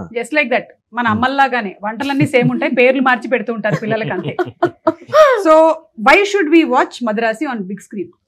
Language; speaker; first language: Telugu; non-native, local second language; Malayalam